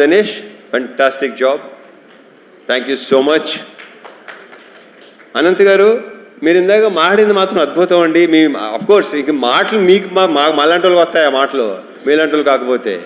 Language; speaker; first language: Telugu; native; Telugu